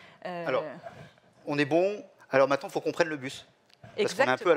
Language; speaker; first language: French; native; French